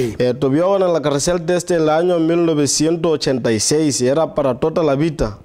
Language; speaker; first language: Spanish; non-native, learner; Southern Sotho